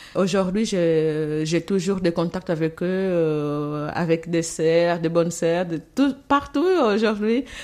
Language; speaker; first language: French; non-native, fluent; Portuguese